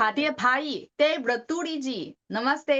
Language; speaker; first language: Hindi; non-native, learner; Chinese